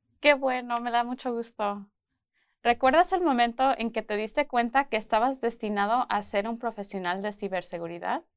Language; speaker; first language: Spanish; early bilingual, heritage; Spanish